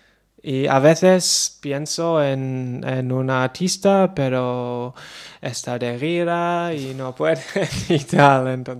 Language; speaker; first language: Spanish; non-native, learner; English